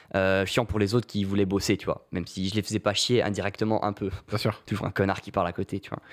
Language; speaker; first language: French; native; French